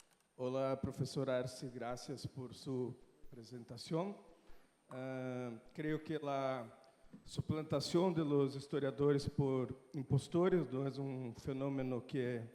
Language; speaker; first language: Spanish; non-native, fluent; Portuguese